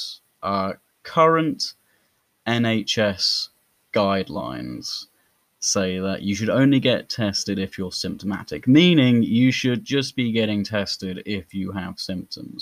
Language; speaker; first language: English; native; English